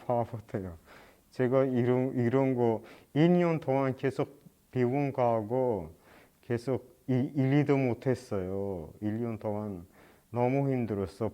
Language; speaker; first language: Korean; non-native, learner; Persian